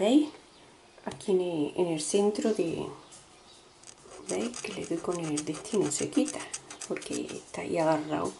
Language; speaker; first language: Spanish; native; Spanish